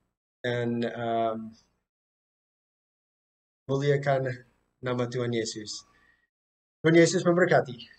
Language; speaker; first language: Indonesian; non-native, fluent; English